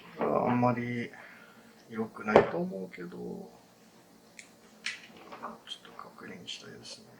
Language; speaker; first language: Japanese; non-native, fluent; English